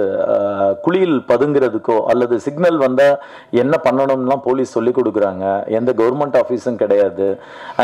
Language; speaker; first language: Tamil; native; Tamil